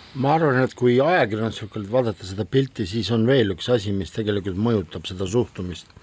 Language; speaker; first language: Estonian; non-native, local second language; Russian